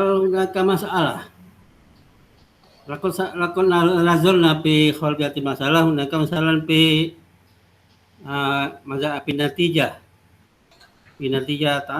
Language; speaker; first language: Arabic; non-native, fluent; Indonesian